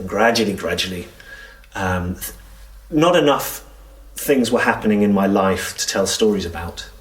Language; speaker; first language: English; native; English